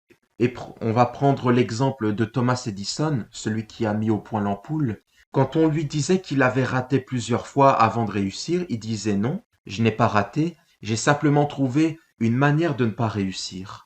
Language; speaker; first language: French; native; French